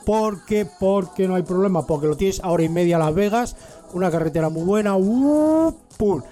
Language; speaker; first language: Spanish; native; Spanish